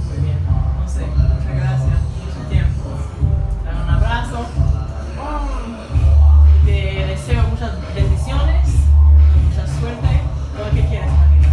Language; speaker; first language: Spanish; non-native, learner; English